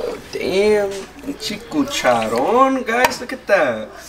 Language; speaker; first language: English; early bilingual, other home language; Spanish